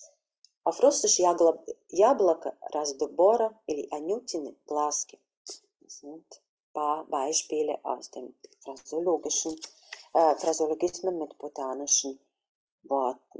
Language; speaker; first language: German; non-native, fluent; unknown